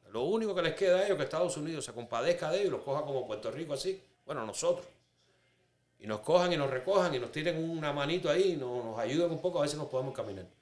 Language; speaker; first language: Spanish; native; Spanish